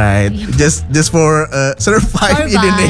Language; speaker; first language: English; non-native, fluent; Indonesian